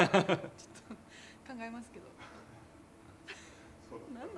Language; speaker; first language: Japanese; native; Japanese